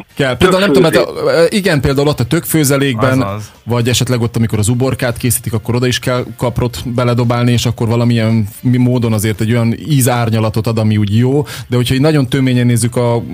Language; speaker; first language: Hungarian; native; Hungarian